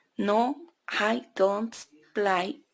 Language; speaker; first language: English; non-native, learner; Spanish